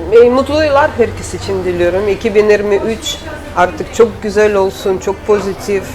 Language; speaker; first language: Turkish; non-native, learner; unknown